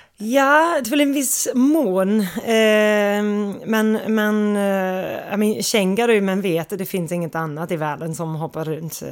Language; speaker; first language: Swedish; non-native, fluent; English